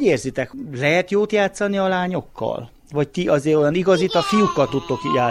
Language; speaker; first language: Hungarian; native; Hungarian